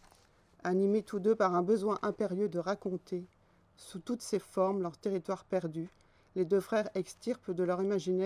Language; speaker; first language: French; native; French